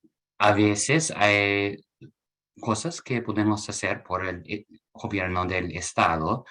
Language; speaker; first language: Spanish; non-native, learner; English